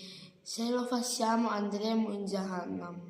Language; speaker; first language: Italian; early bilingual, other home language; Bangla